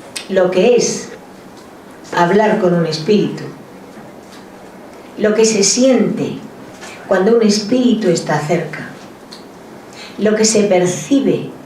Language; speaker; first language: Spanish; native; Spanish